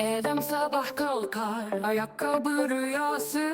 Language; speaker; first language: Turkish; native; Turkish